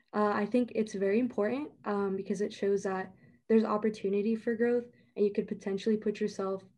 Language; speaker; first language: English; native; English